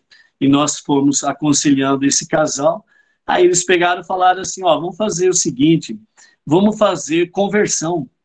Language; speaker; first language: Portuguese; native; Portuguese